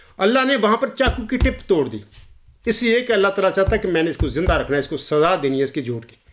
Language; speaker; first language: Urdu; non-native, local second language; Punjabi